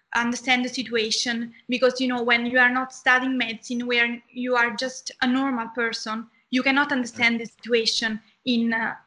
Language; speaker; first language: English; non-native, fluent; Italian